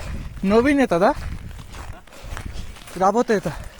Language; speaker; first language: Russian; non-native, learner; Bangla